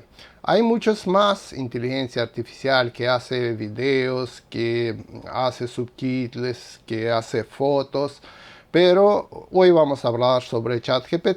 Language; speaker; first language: Spanish; non-native, fluent; Russian